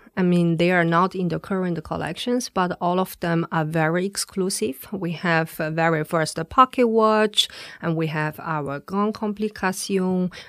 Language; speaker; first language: English; non-native, fluent; Chinese